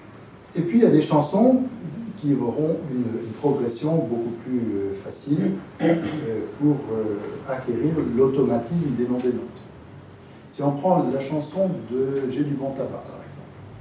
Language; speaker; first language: French; native; French